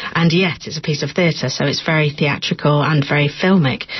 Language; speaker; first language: English; native; English